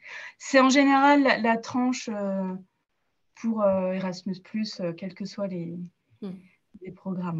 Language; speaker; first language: French; native; French